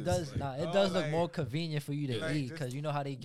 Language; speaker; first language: English; native; English